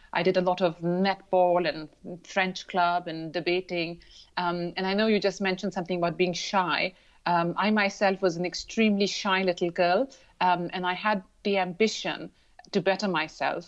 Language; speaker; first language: English; non-native, local second language; Urdu